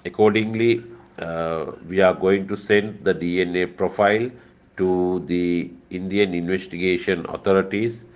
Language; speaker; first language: English; non-native, local second language; Sinhala